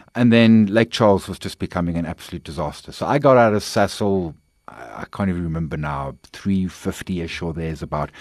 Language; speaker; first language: English; native; English